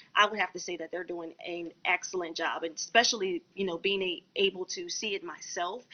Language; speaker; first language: English; native; English